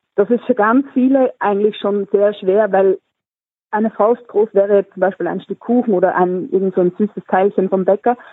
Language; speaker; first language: German; native; German